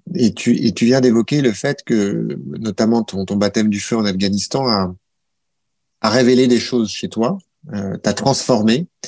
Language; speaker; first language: French; native; French